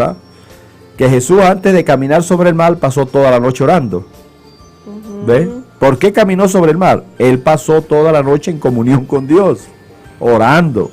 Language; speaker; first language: Spanish; native; Spanish